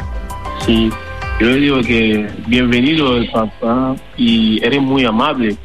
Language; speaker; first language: Spanish; non-native, learner; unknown